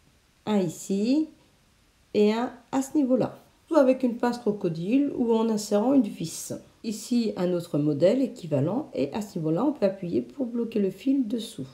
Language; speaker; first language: French; native; French